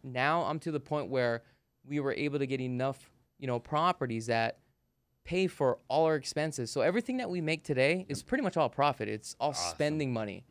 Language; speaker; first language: English; native; English